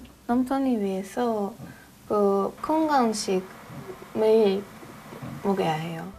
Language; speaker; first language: Korean; non-native, learner; Russian